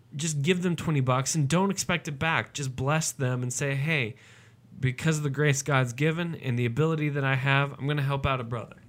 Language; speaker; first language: English; native; English